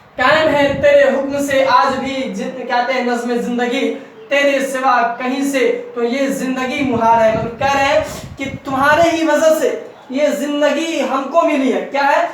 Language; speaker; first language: Urdu; native; Urdu